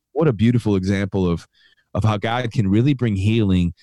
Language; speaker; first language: English; native; English